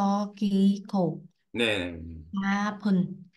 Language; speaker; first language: Korean; non-native, learner; Vietnamese